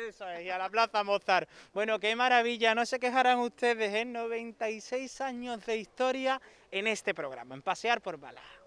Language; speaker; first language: Spanish; native; Spanish